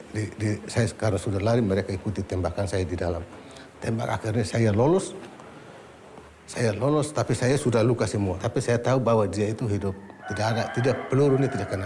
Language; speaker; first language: Indonesian; non-native, local second language; Tetum